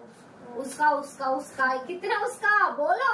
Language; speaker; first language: Hindi; non-native, local second language; Tamil